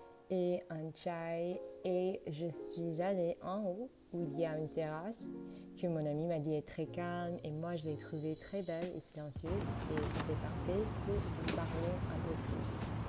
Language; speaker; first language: French; non-native, fluent; English